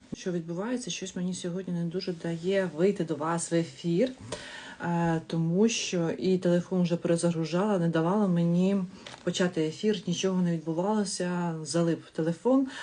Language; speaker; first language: Ukrainian; non-native, local second language; Russian